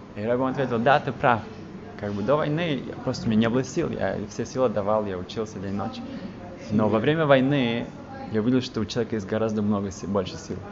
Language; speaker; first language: Russian; early bilingual, heritage; Russian